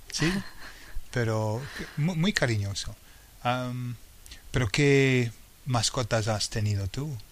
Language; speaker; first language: Spanish; non-native, fluent; English